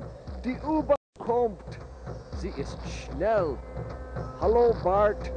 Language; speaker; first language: German; non-native, fluent; English